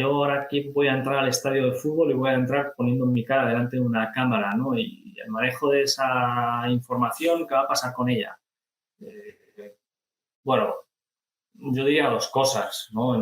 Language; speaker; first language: Spanish; native; Spanish